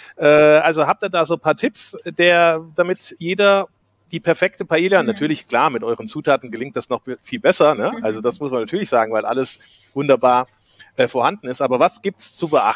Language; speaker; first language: German; native; German